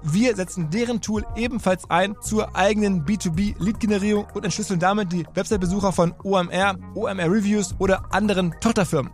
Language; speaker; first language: German; native; German